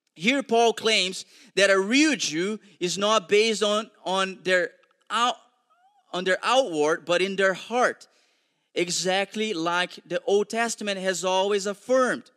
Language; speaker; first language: English; non-native, fluent; Portuguese